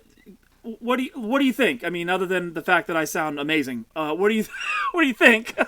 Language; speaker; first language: English; native; English